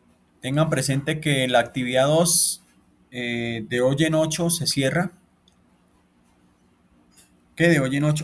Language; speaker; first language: Spanish; native; Spanish